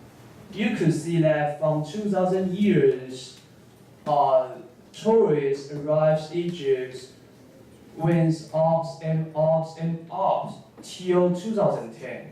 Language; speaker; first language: English; non-native, learner; Chinese